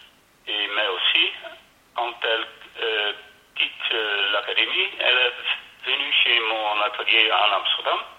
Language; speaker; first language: French; non-native, learner; Dutch